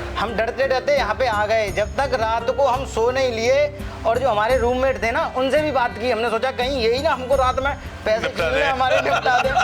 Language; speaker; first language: Hindi; native; Hindi